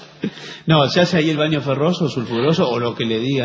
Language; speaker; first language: Spanish; native; Spanish